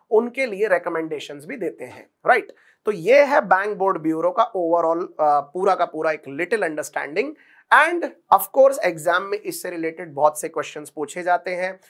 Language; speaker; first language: Hindi; non-native, local second language; Marathi